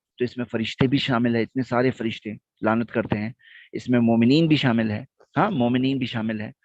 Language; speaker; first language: Urdu; non-native, local second language; Gujarati